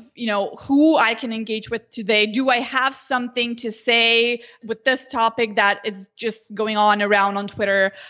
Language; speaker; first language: English; non-native, fluent; Slovenian